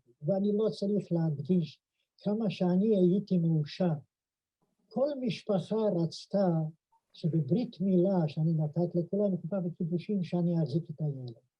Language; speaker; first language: Hebrew; non-native, fluent; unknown